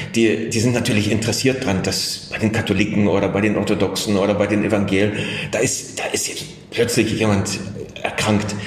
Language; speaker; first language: German; native; German